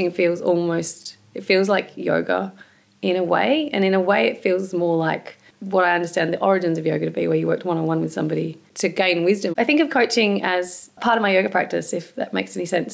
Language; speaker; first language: English; native; English